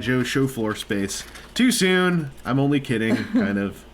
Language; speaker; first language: English; native; English